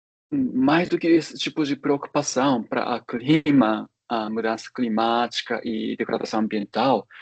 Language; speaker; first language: Portuguese; non-native, fluent; Japanese